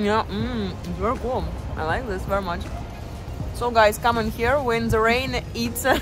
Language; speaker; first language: English; non-native, learner; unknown